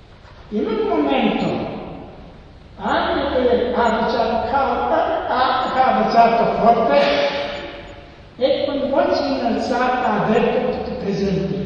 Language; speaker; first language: Italian; non-native, learner; Serbian